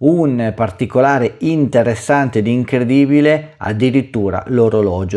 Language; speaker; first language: Italian; native; Italian